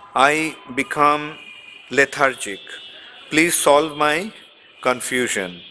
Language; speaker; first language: English; non-native, local second language; Bangla